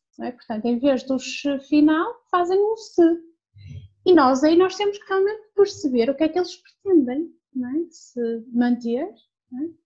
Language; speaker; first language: Portuguese; native; Portuguese